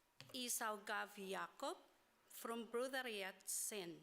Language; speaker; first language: Icelandic; non-native, learner; Swedish